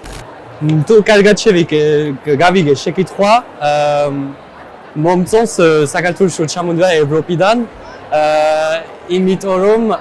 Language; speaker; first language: Georgian; non-native, learner; French